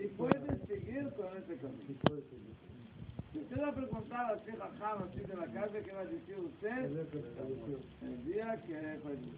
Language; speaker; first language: Spanish; non-native, learner; Hebrew